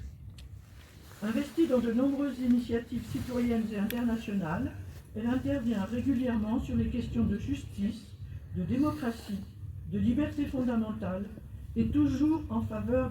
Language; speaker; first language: French; native; French